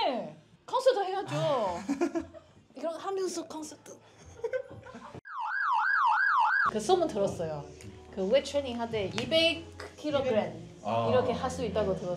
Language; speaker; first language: Korean; non-native, fluent; Chinese